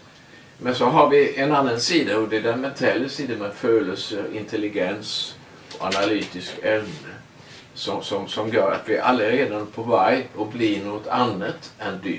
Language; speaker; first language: Swedish; non-native, learner; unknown